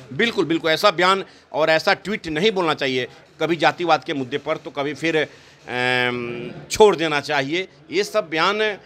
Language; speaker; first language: Hindi; native; Hindi